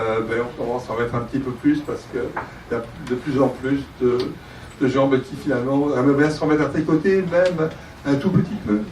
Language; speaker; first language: French; native; French